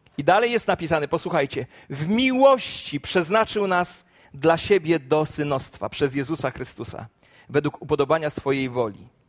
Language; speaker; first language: Polish; native; Polish